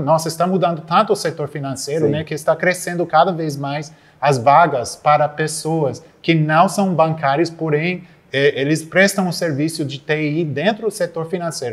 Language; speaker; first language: Portuguese; non-native, fluent; English